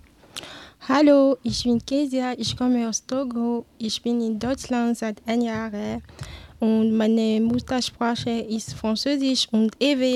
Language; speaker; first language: German; non-native, learner; Ewe